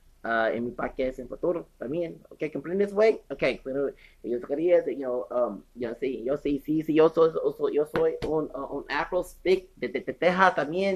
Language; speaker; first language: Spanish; non-native, learner; English